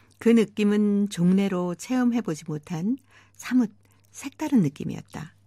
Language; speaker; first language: Korean; native; Korean